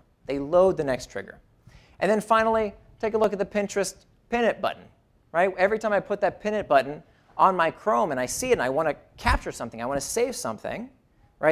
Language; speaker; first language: English; native; English